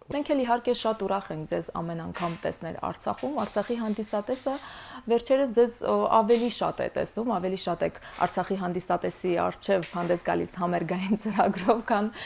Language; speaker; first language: Armenian; native; Armenian